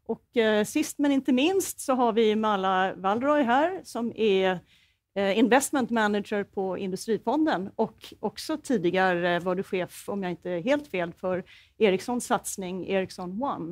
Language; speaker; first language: Swedish; native; Swedish